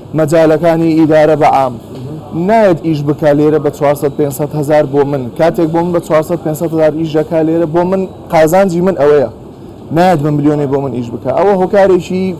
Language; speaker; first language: Central Kurdish; native; Central Kurdish